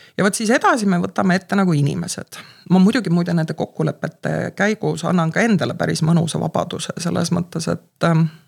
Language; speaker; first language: Estonian; native; Estonian